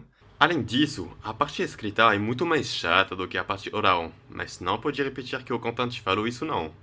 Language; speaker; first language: Portuguese; non-native, fluent; French